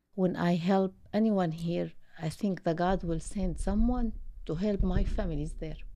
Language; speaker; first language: English; non-native, learner; Arabic